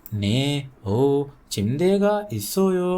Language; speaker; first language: Korean; non-native, fluent; Sinhala